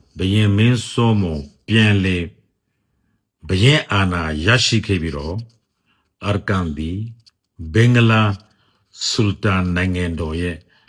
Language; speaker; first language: Burmese; non-native, local second language; Rohingya